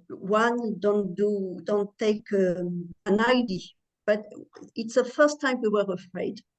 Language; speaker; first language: English; non-native, learner; French